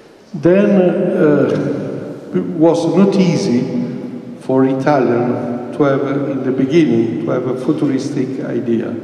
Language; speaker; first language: English; non-native, fluent; Italian